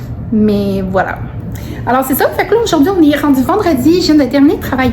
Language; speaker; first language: French; native; French